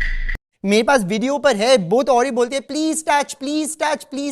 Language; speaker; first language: Hindi; non-native, local second language; English